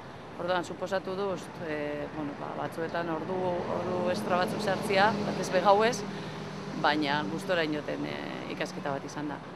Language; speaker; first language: Basque; native; Basque